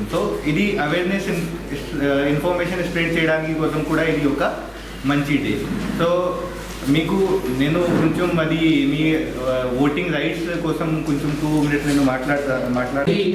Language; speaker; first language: Telugu; non-native, learner; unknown